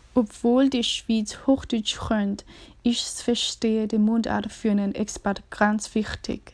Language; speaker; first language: German; non-native, learner; Chinese